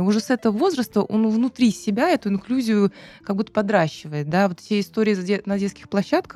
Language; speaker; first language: Russian; native; Russian